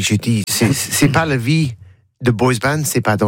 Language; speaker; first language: French; non-native, learner; English